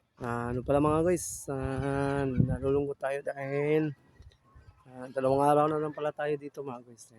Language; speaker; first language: Filipino; non-native, local second language; Cebuano